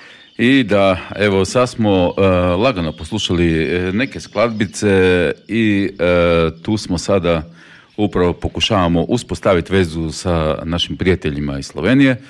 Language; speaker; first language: Serbian; native; Serbian